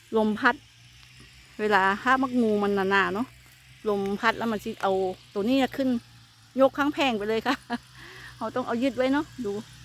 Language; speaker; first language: Thai; native; Thai